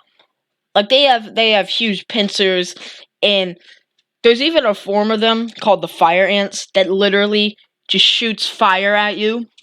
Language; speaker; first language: English; native; English